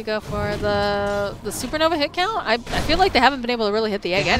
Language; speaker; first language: English; native; English